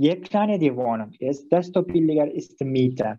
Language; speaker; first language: German; non-native, fluent; Turkish